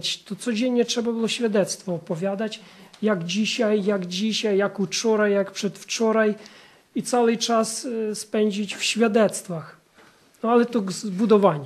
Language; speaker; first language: Polish; non-native, fluent; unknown